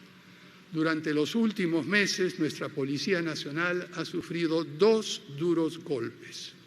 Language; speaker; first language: Spanish; native; Spanish